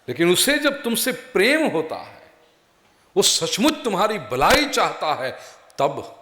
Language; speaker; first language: Hindi; non-native, local second language; Gujarati